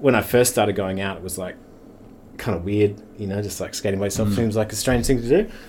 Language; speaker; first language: English; native; English